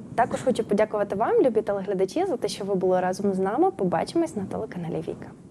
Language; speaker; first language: Ukrainian; native; Ukrainian